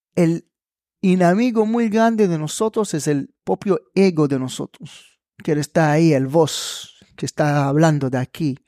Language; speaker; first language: Spanish; non-native, fluent; Hebrew